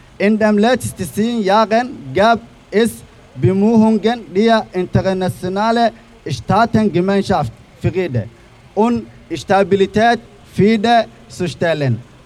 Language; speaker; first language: German; non-native, learner; Somali